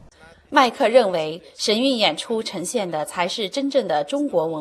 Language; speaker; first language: Chinese; native; Chinese